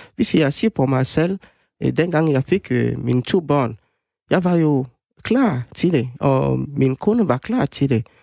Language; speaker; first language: Danish; non-native, fluent; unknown